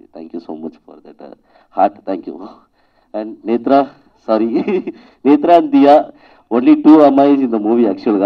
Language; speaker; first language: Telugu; non-native, learner; Tamil